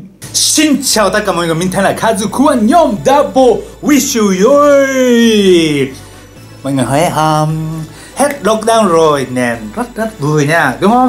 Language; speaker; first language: Vietnamese; non-native, learner; Japanese